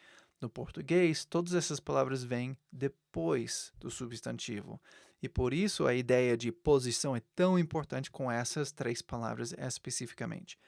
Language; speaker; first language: Portuguese; non-native, fluent; English